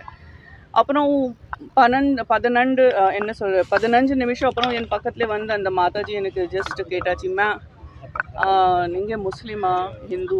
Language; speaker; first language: Tamil; non-native, fluent; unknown